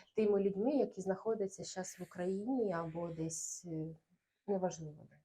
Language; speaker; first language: Ukrainian; non-native, local second language; Russian